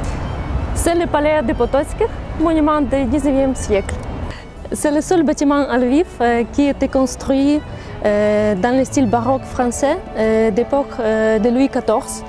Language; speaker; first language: French; non-native, fluent; Ukrainian